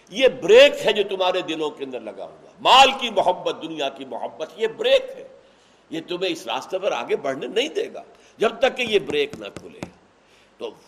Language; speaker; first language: Urdu; native; Urdu